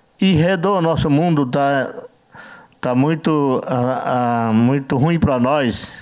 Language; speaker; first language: Portuguese; non-native, learner; Yanomámi